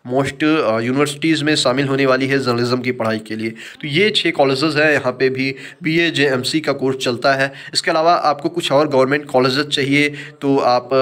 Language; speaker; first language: Hindi; native; Hindi